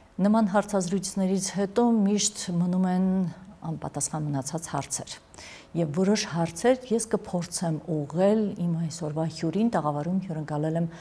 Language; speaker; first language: Armenian; native; Armenian